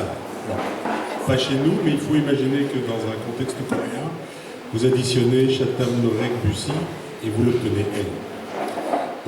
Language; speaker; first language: French; native; French